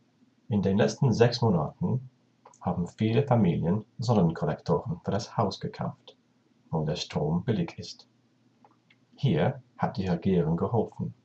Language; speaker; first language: German; non-native, learner; English